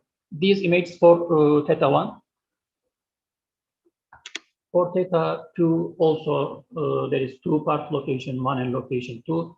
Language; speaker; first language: English; non-native, learner; Turkish